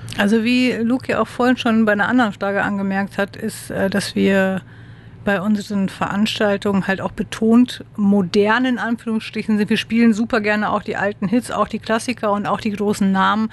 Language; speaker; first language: German; native; German